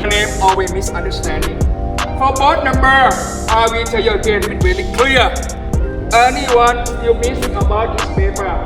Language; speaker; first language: English; non-native, learner; Thai